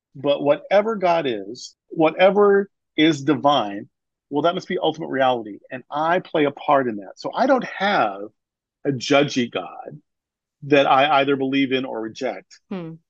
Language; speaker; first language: English; native; English